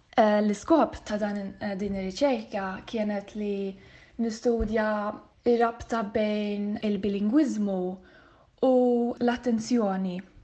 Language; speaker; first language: Maltese; non-native, fluent; Swedish